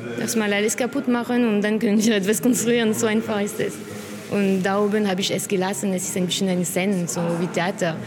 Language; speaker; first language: German; non-native, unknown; French